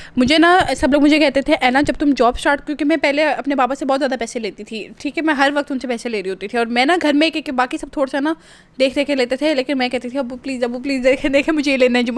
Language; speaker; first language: Urdu; native; Urdu